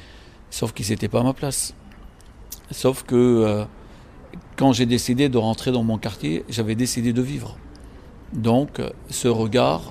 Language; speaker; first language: French; non-native, local second language; Arabic